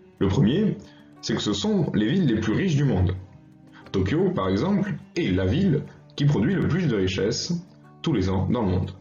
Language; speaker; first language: French; native; French